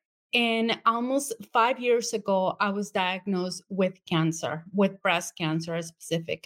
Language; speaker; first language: English; non-native, fluent; Spanish